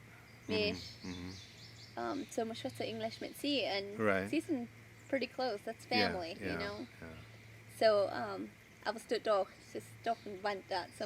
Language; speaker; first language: German; early bilingual, heritage; Pennsylvania German